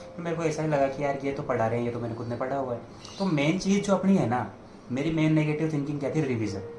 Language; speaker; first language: Hindi; native; Hindi